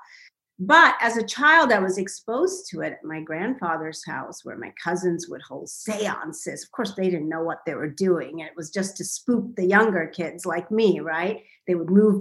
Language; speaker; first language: English; non-native, local second language; Bangla